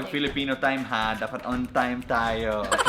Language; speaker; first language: Filipino; non-native, fluent; English